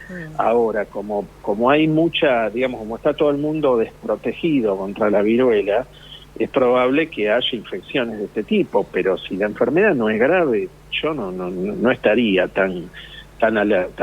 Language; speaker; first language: Spanish; native; Spanish